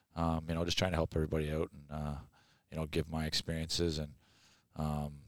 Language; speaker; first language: English; native; English